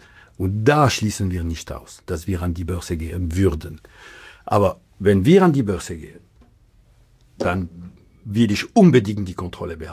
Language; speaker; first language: German; non-native, local second language; French